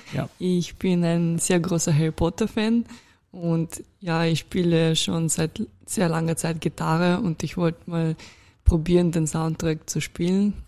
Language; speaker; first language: German; non-native, fluent; Russian